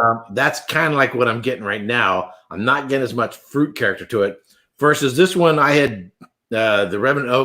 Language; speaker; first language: English; native; English